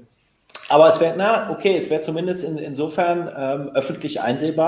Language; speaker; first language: German; native; German